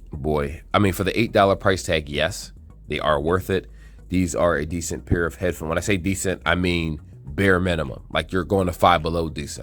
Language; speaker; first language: English; native; English